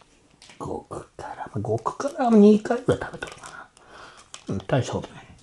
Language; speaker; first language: Japanese; native; Japanese